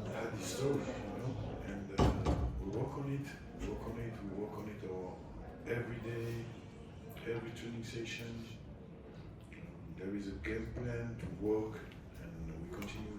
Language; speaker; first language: English; non-native, fluent; French